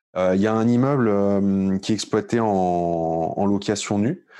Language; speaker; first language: French; native; French